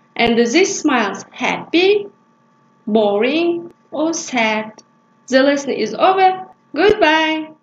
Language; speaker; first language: English; non-native, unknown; Kazakh